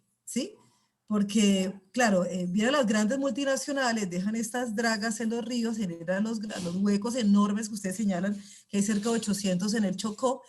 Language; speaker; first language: Spanish; native; Spanish